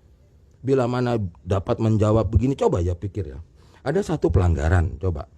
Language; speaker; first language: Indonesian; native; Indonesian